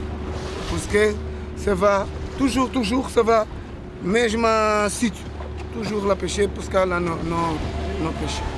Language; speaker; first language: French; non-native, learner; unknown